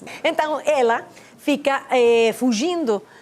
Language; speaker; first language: Portuguese; non-native, fluent; Spanish